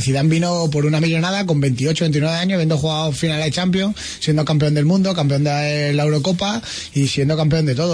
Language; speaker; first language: Spanish; native; Spanish